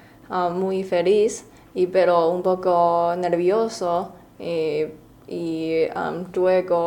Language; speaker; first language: Spanish; non-native, learner; Chinese